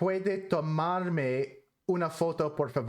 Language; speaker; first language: Spanish; non-native, learner; English